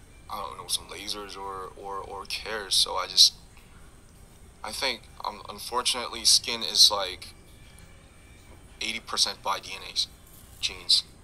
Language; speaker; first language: English; non-native, fluent; Korean